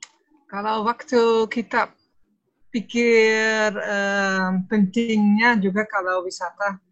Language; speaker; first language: Indonesian; non-native, fluent; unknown